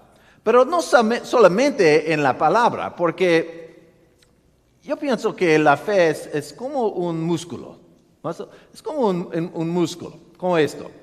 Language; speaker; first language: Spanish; non-native, learner; English